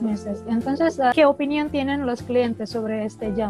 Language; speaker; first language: Spanish; non-native, learner; Indonesian